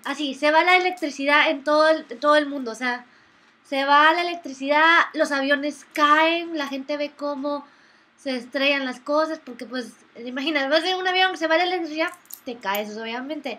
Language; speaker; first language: Spanish; native; Spanish